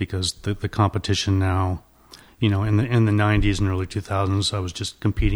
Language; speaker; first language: English; native; English